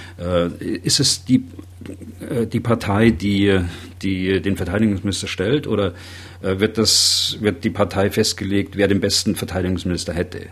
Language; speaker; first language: German; native; German